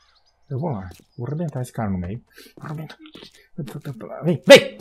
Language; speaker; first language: Portuguese; native; Portuguese